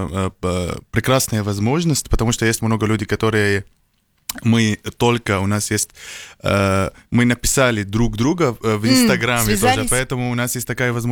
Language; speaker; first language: Russian; non-native, learner; Arabic